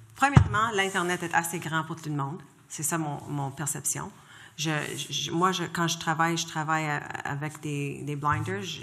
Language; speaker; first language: French; non-native, local second language; English